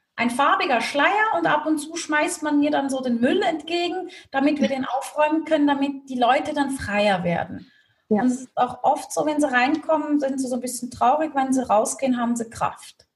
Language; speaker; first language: German; native; German